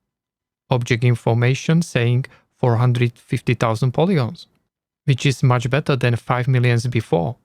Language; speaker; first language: English; non-native, learner; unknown